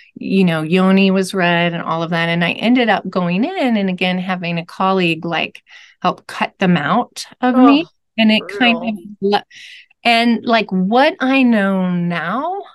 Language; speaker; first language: English; native; English